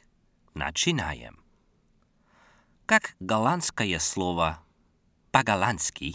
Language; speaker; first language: Russian; non-native, fluent; Dutch